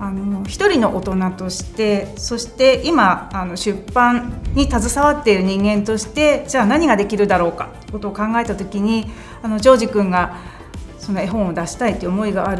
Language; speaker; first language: Japanese; native; Japanese